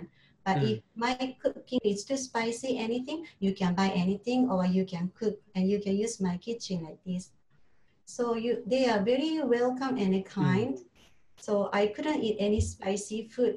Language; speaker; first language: English; non-native, learner; Japanese